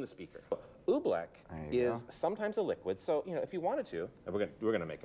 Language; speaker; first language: English; native; English